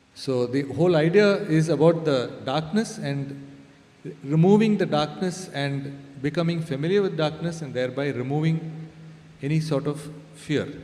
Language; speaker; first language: English; non-native, local second language; Tamil